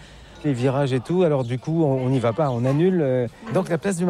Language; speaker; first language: French; native; French